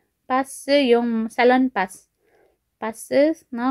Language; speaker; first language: English; non-native, local second language; Filipino